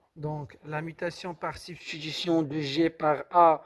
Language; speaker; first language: French; non-native, local second language; Arabic